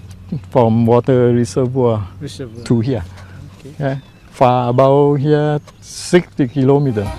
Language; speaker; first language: English; non-native, learner; Thai